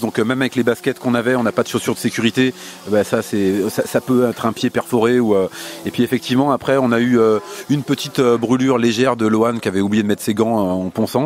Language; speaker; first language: French; native; French